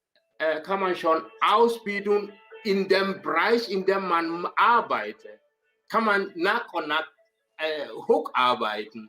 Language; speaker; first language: German; non-native, learner; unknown